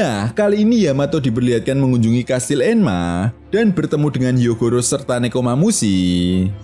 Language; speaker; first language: Indonesian; native; Indonesian